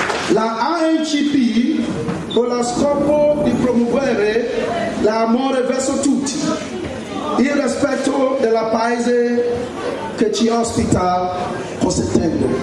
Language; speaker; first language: Italian; non-native, fluent; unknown